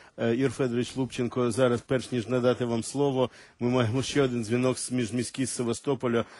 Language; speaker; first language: Ukrainian; native; Ukrainian